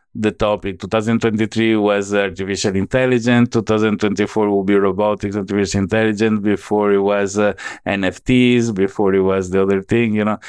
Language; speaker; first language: English; non-native, fluent; Italian